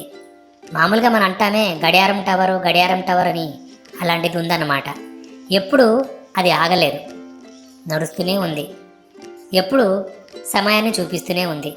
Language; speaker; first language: Telugu; native; Telugu